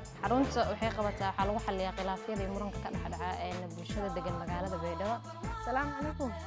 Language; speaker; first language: Somali; native; Somali